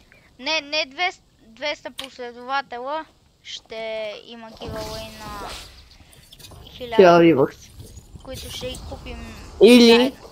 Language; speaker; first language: Bulgarian; native; Bulgarian